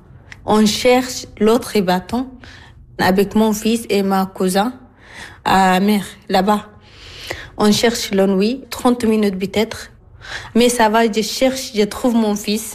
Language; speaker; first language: French; non-native, learner; Arabic